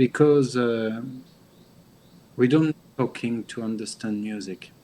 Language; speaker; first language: English; non-native, learner; French